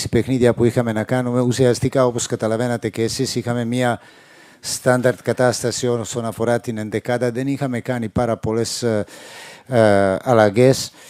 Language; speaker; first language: Greek; non-native, fluent; Serbian